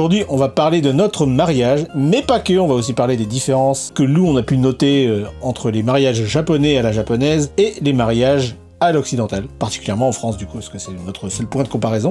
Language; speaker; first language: French; native; French